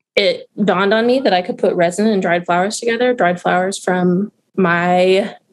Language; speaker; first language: English; native; English